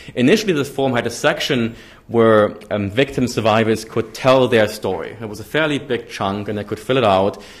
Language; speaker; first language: English; non-native, fluent; German